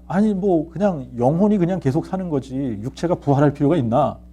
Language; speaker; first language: Korean; native; Korean